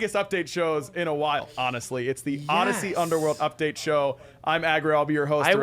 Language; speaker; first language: English; native; English